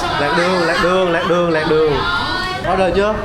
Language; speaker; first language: Vietnamese; non-native, fluent; Korean